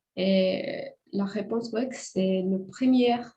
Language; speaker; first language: French; non-native, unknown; Romanian